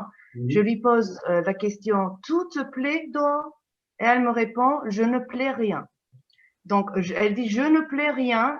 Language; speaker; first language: French; non-native, fluent; Turkish